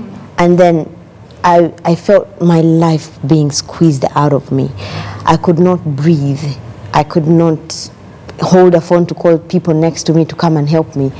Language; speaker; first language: English; non-native, local second language; Ganda